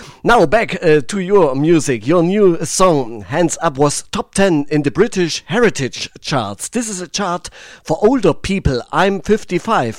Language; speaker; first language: English; non-native, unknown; German